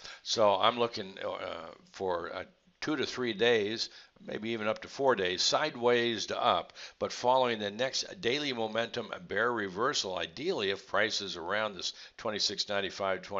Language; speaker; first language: English; native; English